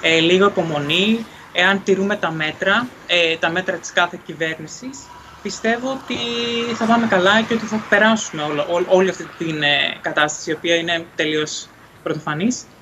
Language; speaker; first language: Greek; native; Greek